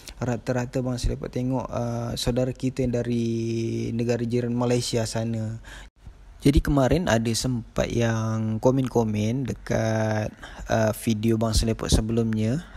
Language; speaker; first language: Malay; native; Malay